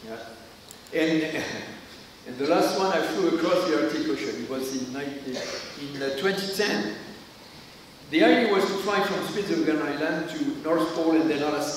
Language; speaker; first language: English; non-native, learner; French